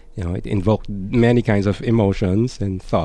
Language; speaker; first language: English; non-native, local second language; Filipino